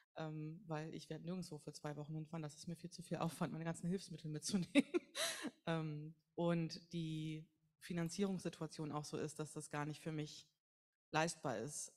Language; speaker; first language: German; native; German